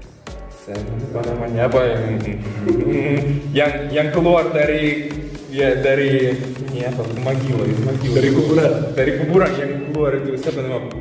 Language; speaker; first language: Indonesian; non-native, fluent; Russian